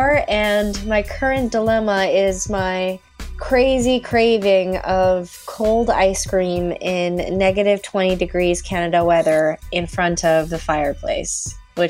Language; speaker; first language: English; non-native, fluent; Punjabi